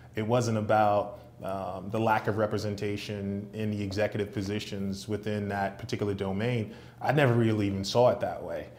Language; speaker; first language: English; native; English